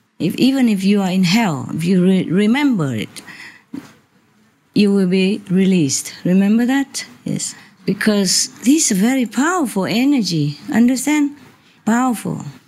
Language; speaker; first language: English; non-native, fluent; Vietnamese